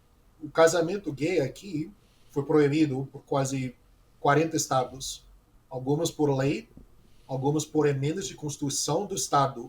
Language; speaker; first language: Portuguese; non-native, fluent; English